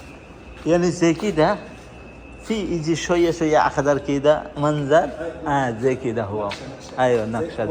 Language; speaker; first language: Arabic; non-native, learner; Bangla